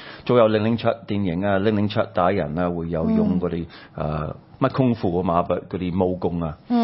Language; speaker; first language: Cantonese; non-native, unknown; English